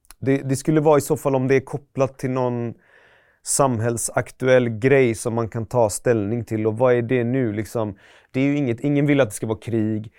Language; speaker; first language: Swedish; early bilingual, other home language; Persian